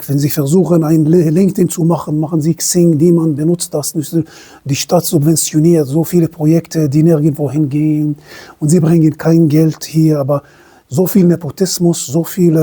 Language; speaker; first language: German; non-native, fluent; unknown